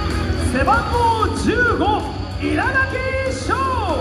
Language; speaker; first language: Japanese; native; Japanese